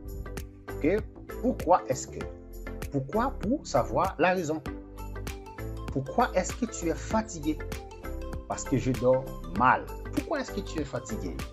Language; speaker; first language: French; non-native, fluent; Portuguese